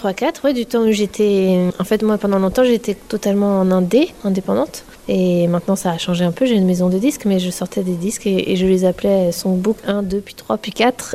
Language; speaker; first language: French; native; French